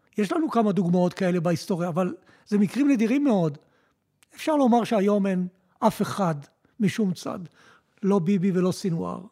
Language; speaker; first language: Hebrew; early bilingual, other home language; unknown